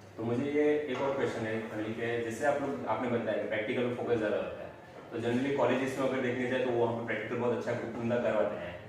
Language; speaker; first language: Hindi; native; Hindi